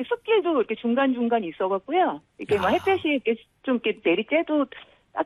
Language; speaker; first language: Korean; native; Korean